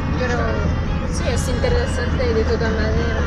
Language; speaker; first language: Spanish; non-native, learner; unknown